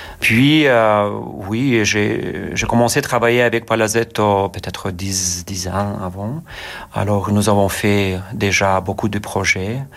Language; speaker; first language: French; non-native, learner; Lithuanian